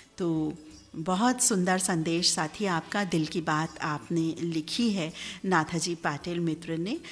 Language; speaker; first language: Hindi; native; Hindi